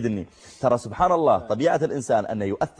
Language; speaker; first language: Arabic; native; Arabic